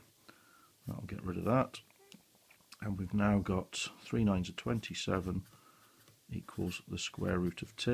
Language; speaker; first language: English; native; English